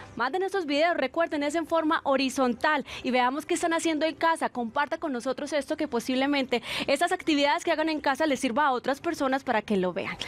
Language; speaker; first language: Spanish; native; Spanish